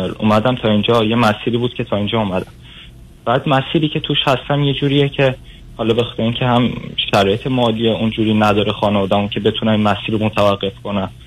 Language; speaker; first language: Persian; native; Persian